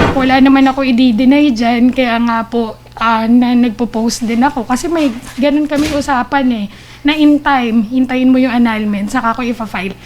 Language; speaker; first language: Filipino; native; Filipino